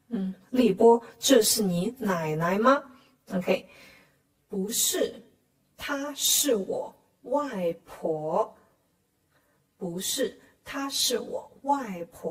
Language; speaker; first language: Chinese; non-native, fluent; Khmer